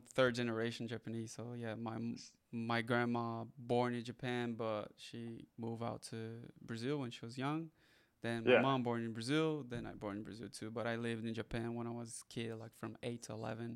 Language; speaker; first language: English; non-native, fluent; Portuguese